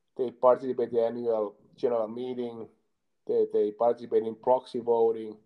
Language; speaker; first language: English; non-native, fluent; Finnish